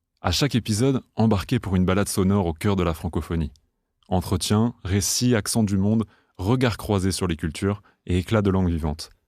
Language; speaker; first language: French; native; French